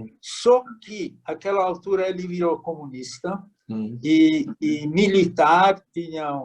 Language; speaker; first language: Portuguese; non-native, fluent; Hungarian